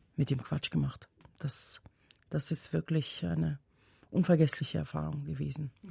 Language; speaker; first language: German; non-native, fluent; Tajik